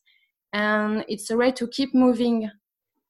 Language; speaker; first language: English; non-native, fluent; French